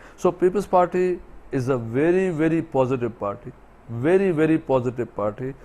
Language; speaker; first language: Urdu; non-native, local second language; Sindhi